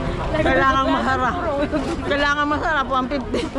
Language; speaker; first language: Filipino; non-native, fluent; Indonesian